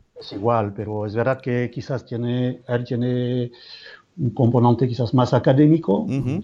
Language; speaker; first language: Spanish; non-native, fluent; French